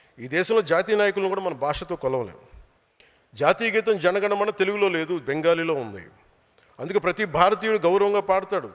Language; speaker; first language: Telugu; native; Telugu